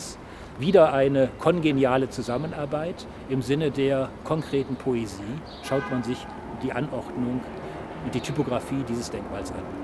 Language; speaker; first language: German; native; German